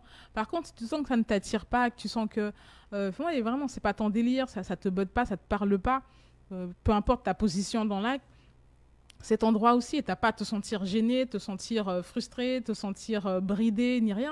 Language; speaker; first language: French; native; French